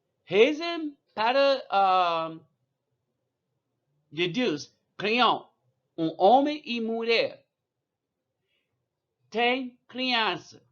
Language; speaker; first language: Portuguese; non-native, learner; English